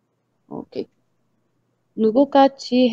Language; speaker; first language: Korean; non-native, learner; Spanish